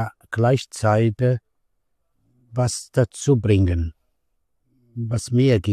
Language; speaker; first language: German; non-native, learner; Italian